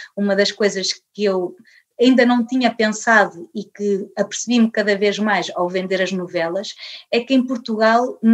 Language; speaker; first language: Portuguese; early bilingual, other home language; English